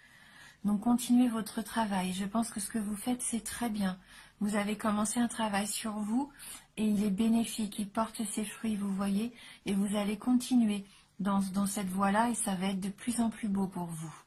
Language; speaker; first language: French; native; French